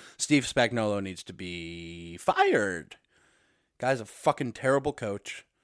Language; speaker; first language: English; native; English